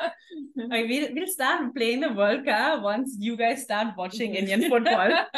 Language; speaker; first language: English; non-native, fluent; German